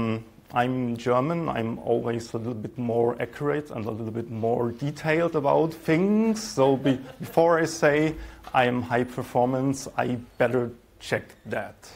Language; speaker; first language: English; non-native, fluent; German